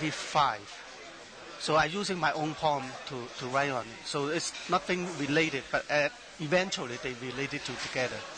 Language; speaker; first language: English; non-native, learner; Chinese